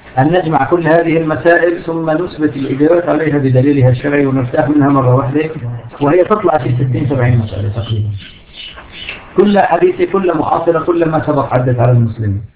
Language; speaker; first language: Arabic; native; Arabic